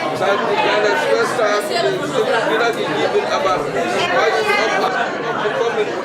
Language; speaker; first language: German; non-native, learner; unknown